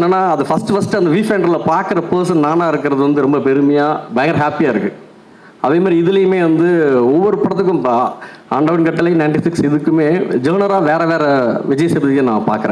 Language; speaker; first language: Tamil; native; Tamil